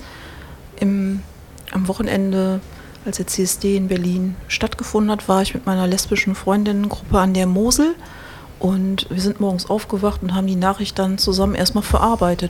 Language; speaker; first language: German; native; German